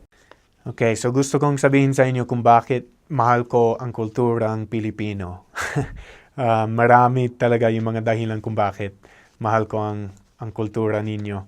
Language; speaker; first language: Filipino; non-native, fluent; English